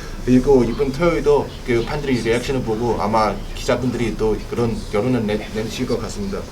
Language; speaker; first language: Korean; non-native, learner; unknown